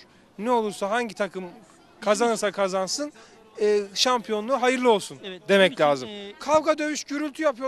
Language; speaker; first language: Turkish; native; Turkish